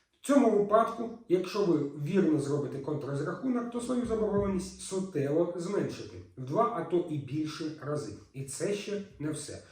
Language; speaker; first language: Ukrainian; native; Ukrainian